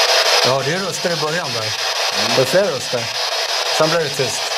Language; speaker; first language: Swedish; native; Swedish